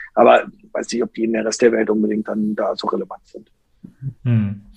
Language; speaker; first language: German; non-native, local second language; English